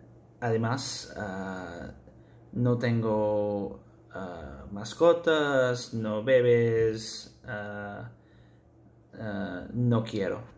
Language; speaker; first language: Spanish; non-native, learner; English